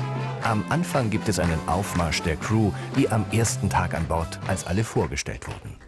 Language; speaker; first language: German; native; German